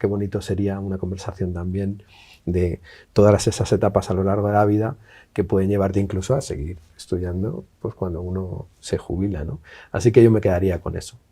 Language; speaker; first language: Spanish; native; Spanish